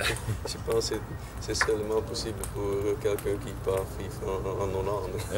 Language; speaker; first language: French; non-native, fluent; Dutch